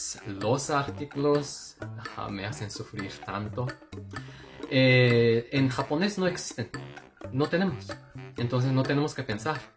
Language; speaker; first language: Spanish; non-native, fluent; Japanese